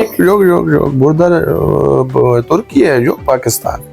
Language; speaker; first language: Turkish; non-native, learner; Urdu